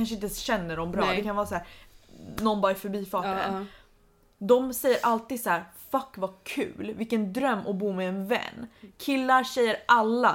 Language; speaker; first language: Swedish; native; Swedish